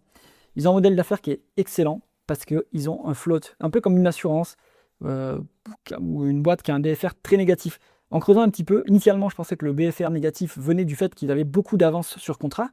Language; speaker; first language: French; native; French